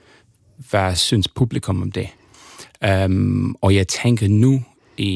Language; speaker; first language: Danish; non-native, fluent; English